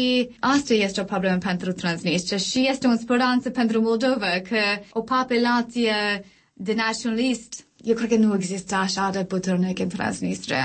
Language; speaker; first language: Romanian; non-native, learner; English